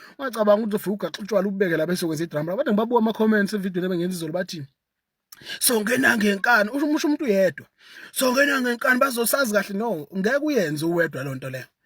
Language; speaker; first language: Zulu; native; Zulu